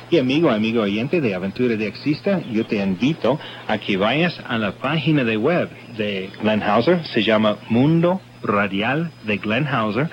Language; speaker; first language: Spanish; non-native, fluent; English